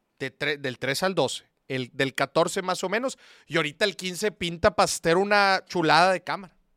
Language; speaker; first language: Spanish; native; Spanish